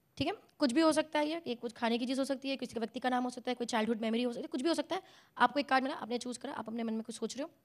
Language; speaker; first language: Hindi; native; Hindi